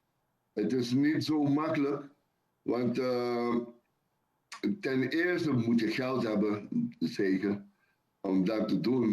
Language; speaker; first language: Dutch; non-native, local second language; Papiamento